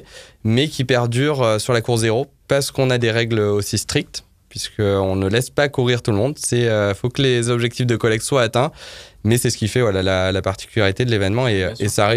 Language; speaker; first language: French; native; French